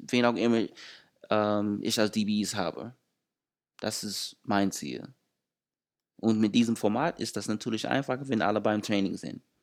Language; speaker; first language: German; non-native, fluent; English